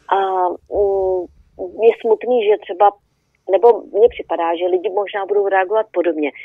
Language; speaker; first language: Czech; native; Czech